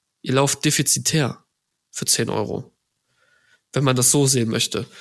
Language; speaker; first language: German; native; German